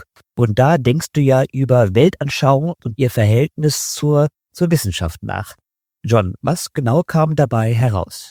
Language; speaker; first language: German; native; German